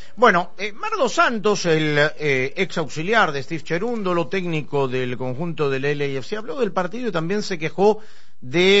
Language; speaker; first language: Spanish; native; Spanish